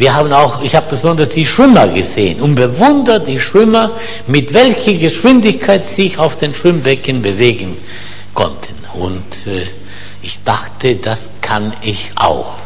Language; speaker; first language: German; non-native, fluent; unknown